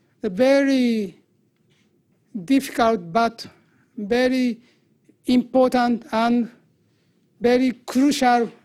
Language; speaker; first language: English; non-native, learner; Japanese